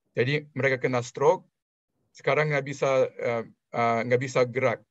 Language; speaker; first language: Indonesian; non-native, fluent; Russian